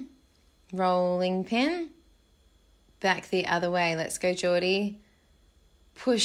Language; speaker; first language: English; native; English